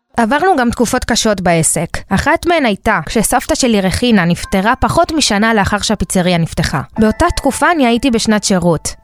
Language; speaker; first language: Hebrew; early bilingual, other home language; Spanish